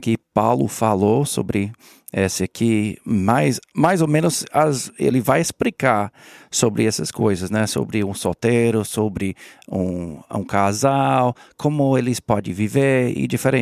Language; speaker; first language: Portuguese; non-native, learner; English